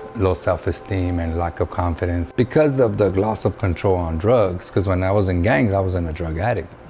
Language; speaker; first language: English; native; English